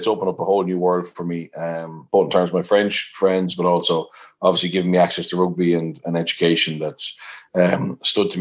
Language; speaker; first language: English; native; English